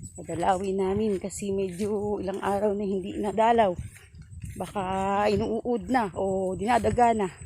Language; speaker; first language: Filipino; non-native, local second language; Kinaray-a